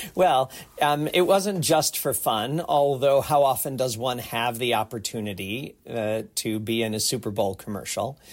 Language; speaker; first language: English; native; English